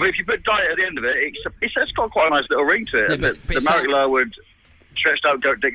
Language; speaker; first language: English; native; English